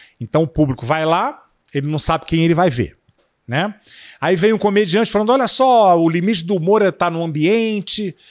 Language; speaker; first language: Portuguese; native; Portuguese